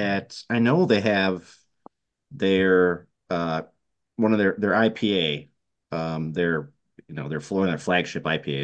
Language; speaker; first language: English; native; English